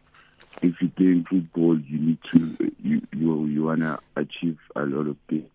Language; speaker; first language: English; non-native, local second language; Venda